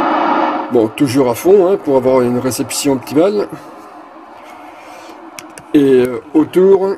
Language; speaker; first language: French; native; French